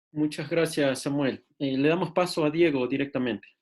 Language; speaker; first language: Spanish; native; Spanish